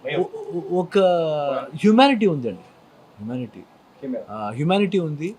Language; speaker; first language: Telugu; non-native, learner; Kannada